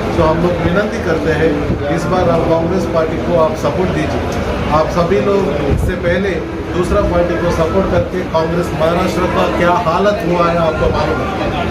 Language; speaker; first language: Hindi; non-native, local second language; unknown